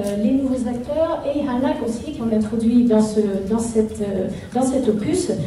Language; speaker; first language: French; native; French